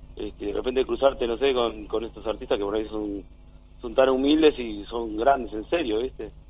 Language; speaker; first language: Spanish; native; Spanish